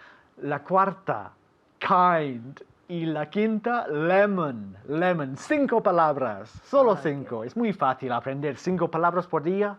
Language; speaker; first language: Spanish; non-native, fluent; English